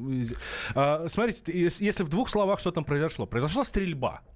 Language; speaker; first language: Russian; native; Russian